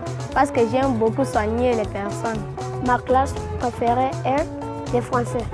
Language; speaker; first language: French; non-native, local second language; Luba-Lulua